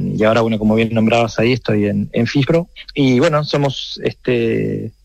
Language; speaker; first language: Spanish; native; Spanish